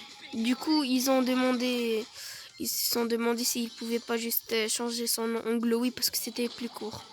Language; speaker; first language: French; native; French